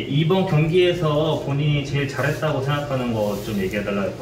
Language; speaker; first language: Korean; native; Korean